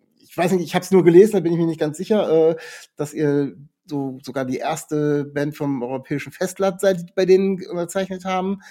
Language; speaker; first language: German; native; German